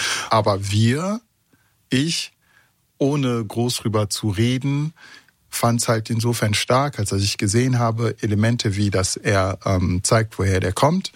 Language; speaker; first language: German; early bilingual, other home language; Kurdish